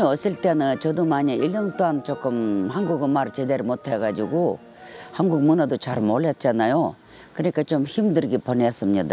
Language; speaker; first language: Korean; non-native, fluent; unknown